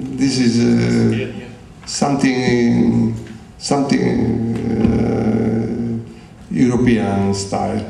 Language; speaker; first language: English; non-native, learner; Italian